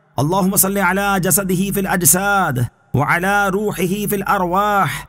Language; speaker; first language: Arabic; non-native, fluent; Urdu